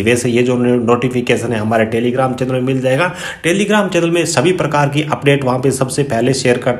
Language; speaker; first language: Hindi; native; Hindi